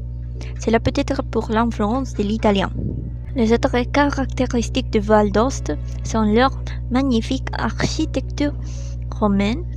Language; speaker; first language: French; non-native, learner; Spanish